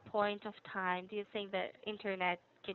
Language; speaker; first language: English; non-native, fluent; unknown